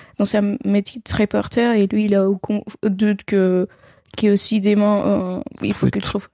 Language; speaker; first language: French; non-native, fluent; Spanish